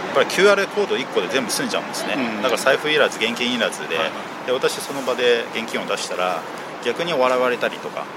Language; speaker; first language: Japanese; early bilingual, other home language; Chinese